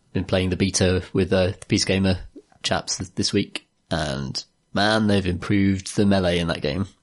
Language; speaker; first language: English; native; English